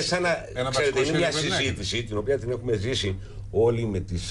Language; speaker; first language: Greek; native; Greek